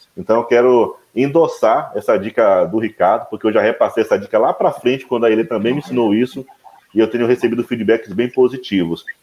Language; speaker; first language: Portuguese; native; Portuguese